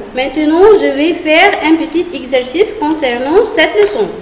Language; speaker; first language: French; non-native, fluent; Arabic